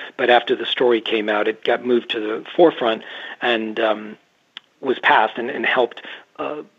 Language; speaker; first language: English; native; English